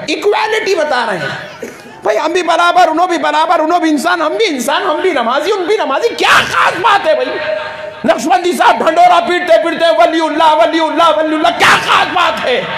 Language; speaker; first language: Urdu; native; Urdu